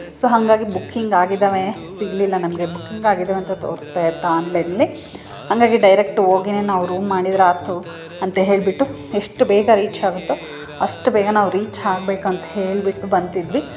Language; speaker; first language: Kannada; native; Kannada